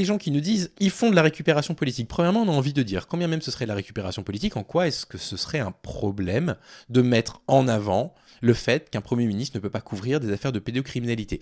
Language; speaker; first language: French; native; French